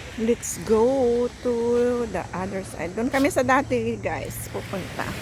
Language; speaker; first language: Filipino; native; Filipino